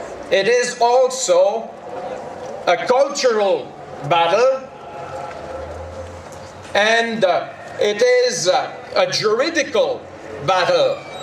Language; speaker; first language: English; non-native, fluent; French